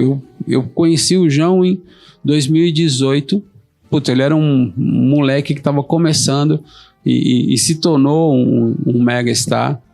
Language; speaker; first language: Portuguese; native; Portuguese